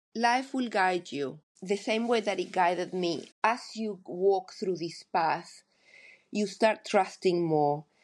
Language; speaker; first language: English; non-native, fluent; Spanish